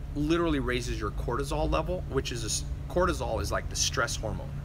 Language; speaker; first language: English; native; English